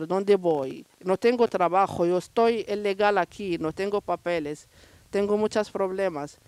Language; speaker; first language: Spanish; non-native, learner; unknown